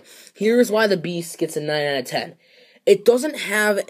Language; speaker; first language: English; native; English